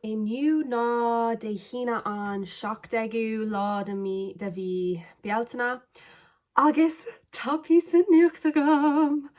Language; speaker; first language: Irish; non-native, local second language; English